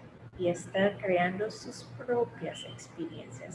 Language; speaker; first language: Spanish; early bilingual, heritage; English